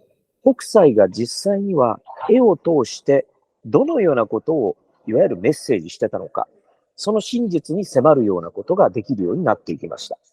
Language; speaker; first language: Japanese; native; Japanese